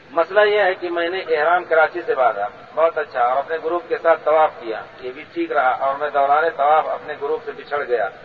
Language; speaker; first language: Urdu; native; Urdu